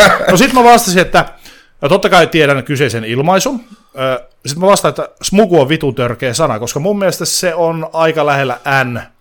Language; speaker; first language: Finnish; native; Finnish